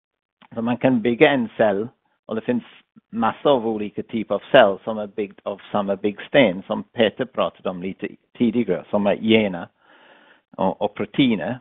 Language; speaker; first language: Swedish; non-native, fluent; English